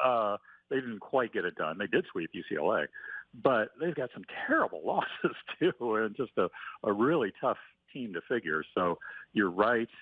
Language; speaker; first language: English; native; English